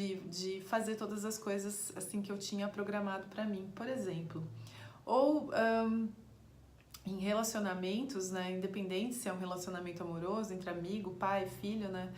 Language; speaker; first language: Portuguese; native; Portuguese